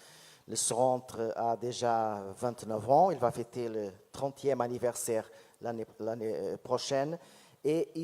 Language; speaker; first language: French; non-native, fluent; Portuguese